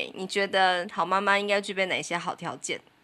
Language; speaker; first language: Chinese; native; Chinese